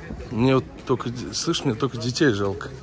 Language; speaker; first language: Russian; native; Russian